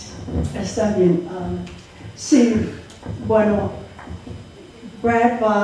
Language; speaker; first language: Spanish; non-native, fluent; English